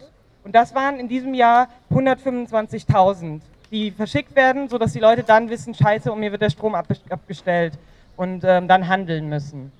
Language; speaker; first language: German; native; German